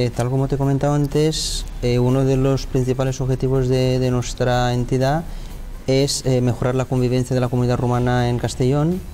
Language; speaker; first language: Spanish; non-native, fluent; Romanian